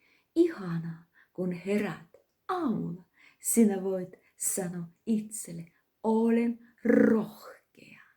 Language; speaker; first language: Finnish; non-native, learner; Russian